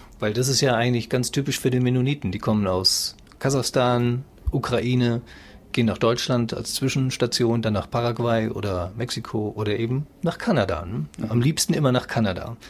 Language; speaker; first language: German; native; German